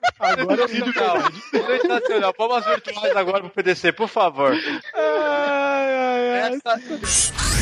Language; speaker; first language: Portuguese; native; Portuguese